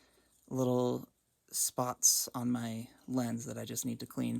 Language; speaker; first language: English; native; English